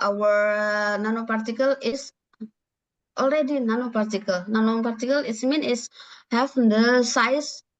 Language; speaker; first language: English; non-native, learner; Indonesian